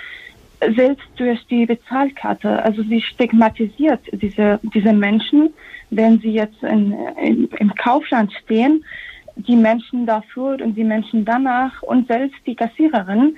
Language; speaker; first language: German; non-native, fluent; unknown